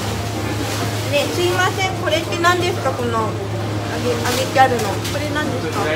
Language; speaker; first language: Japanese; native; Japanese